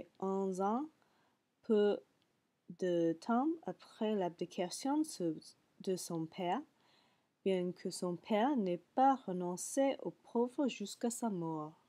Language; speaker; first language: French; non-native, learner; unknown